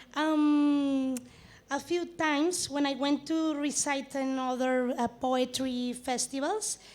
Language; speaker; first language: English; non-native, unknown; Catalan